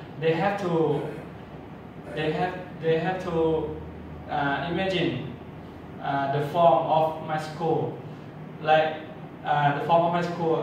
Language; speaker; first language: English; non-native, learner; Thai